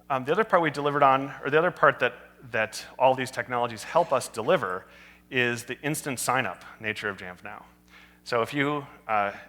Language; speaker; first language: English; native; English